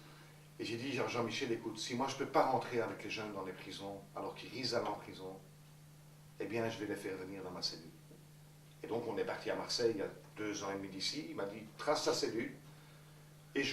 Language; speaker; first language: French; native; French